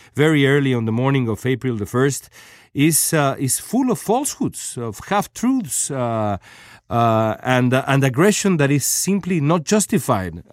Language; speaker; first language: English; non-native, fluent; Spanish